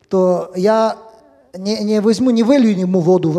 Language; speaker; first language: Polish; non-native, learner; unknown